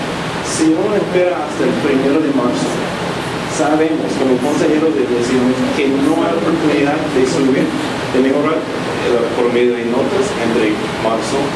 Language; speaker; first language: Spanish; non-native, fluent; English